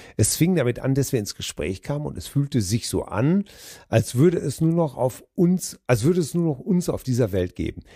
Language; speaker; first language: German; native; German